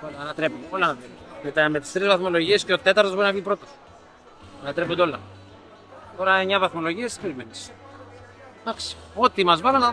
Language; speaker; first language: Greek; native; Greek